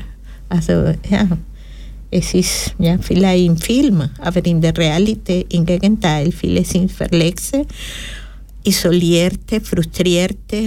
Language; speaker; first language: German; non-native, fluent; Spanish